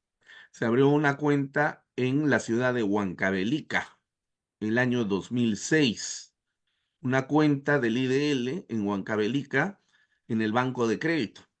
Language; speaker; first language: Spanish; native; Spanish